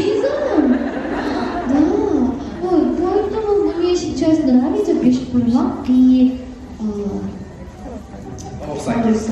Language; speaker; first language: Russian; non-native, fluent; Korean